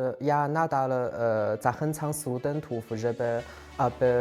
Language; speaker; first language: Polish; non-native, fluent; Chinese